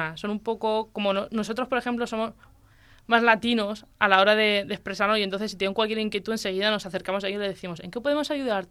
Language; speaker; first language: Spanish; native; Spanish